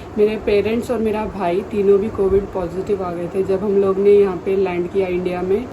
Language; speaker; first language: Hindi; non-native, local second language; Marathi